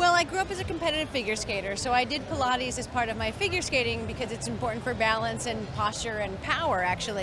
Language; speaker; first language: English; native; English